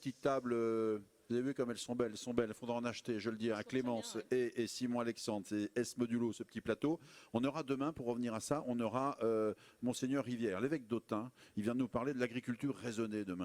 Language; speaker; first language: French; native; French